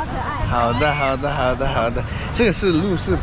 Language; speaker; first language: Chinese; non-native, fluent; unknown